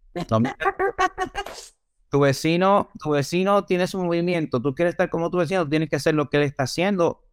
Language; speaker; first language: Spanish; native; Spanish